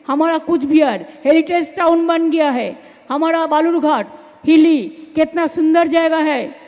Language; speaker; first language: Hindi; non-native, local second language; Bangla